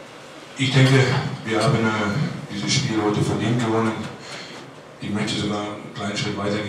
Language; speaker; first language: German; native; German